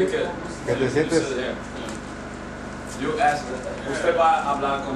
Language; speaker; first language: Spanish; non-native, learner; Yoruba